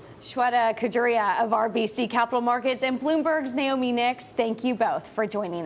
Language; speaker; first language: English; native; English